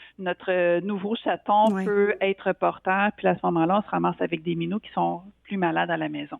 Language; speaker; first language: French; native; French